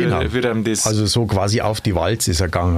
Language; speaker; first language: German; native; German